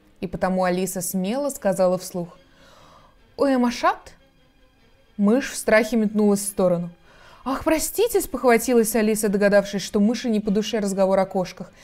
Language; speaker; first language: Russian; native; Russian